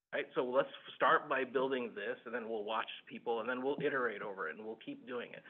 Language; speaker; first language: English; early bilingual, other home language; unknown